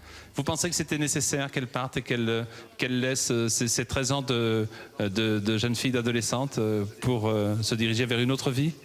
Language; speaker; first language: French; native; French